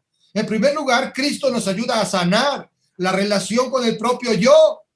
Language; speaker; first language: Spanish; native; Spanish